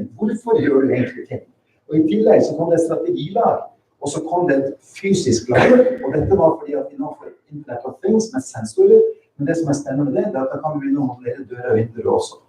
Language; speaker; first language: Norwegian; native; Norwegian